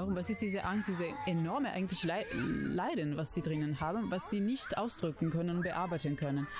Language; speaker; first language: German; non-native, fluent; Italian